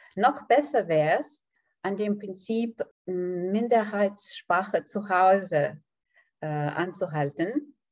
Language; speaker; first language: German; non-native, fluent; Lithuanian